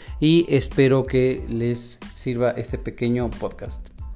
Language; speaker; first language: Spanish; native; Spanish